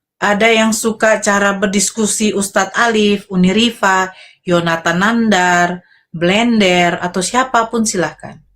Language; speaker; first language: Indonesian; native; Indonesian